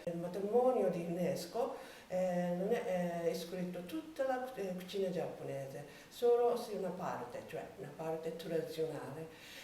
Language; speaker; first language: Italian; non-native, learner; Japanese